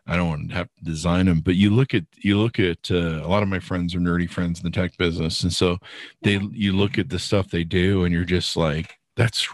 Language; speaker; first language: English; native; English